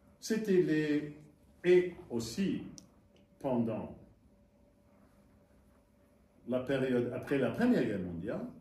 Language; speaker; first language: French; non-native, fluent; English